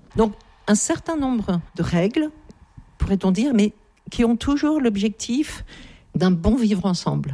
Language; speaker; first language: French; native; French